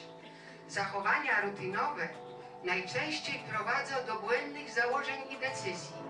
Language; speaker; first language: Polish; native; Polish